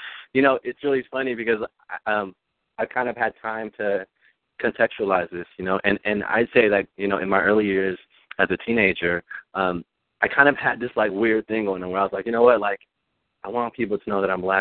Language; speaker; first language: English; early bilingual, other home language; Spanish